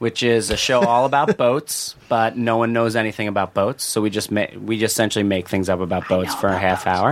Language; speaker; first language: English; native; English